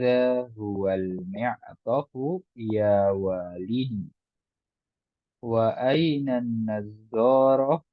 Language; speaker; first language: Arabic; non-native, fluent; Indonesian